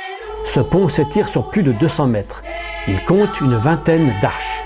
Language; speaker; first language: French; native; French